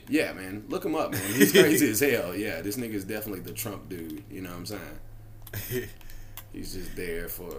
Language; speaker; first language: English; native; English